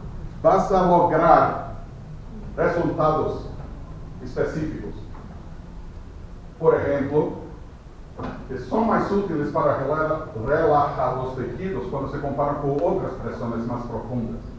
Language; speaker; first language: Spanish; non-native, fluent; Portuguese